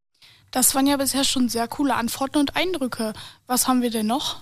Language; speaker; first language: German; native; German